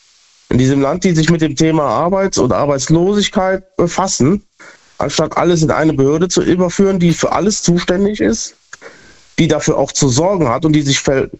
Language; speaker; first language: German; native; German